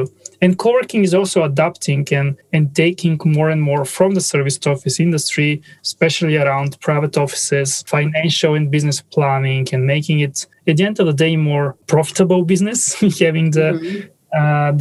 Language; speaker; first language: English; non-native, fluent; Bulgarian